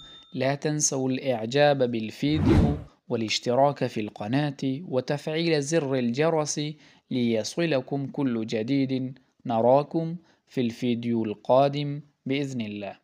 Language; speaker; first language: Arabic; non-native, fluent; Urdu